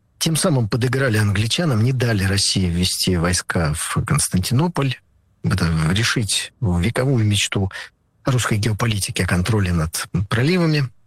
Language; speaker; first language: Russian; native; Russian